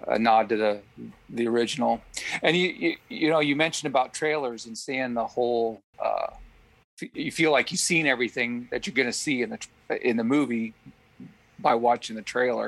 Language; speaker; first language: English; native; English